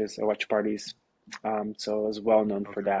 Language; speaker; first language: English; non-native, fluent; Portuguese